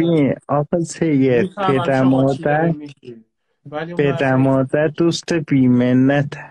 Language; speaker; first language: Persian; non-native, local second language; Azerbaijani